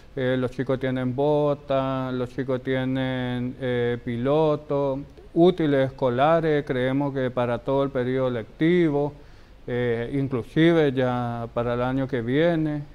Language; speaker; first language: Spanish; native; Spanish